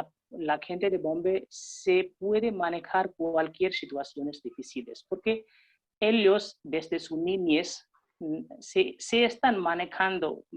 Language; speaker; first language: Spanish; non-native, fluent; Hindi